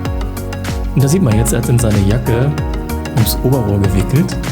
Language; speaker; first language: German; native; German